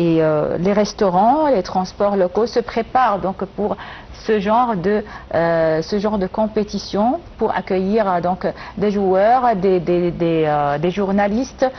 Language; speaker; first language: French; non-native, fluent; Arabic